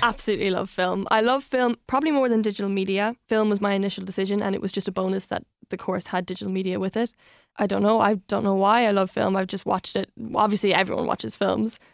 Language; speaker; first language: English; native; English